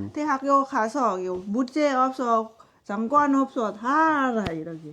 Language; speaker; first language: Korean; non-native, learner; Lao